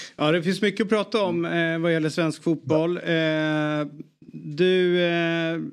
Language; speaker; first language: Swedish; native; Swedish